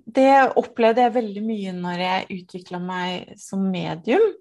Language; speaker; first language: Norwegian; native; Norwegian